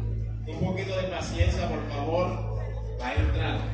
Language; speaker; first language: Spanish; non-native, fluent; Haitian Creole